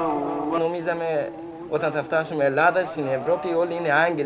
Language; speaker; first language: Greek; non-native, learner; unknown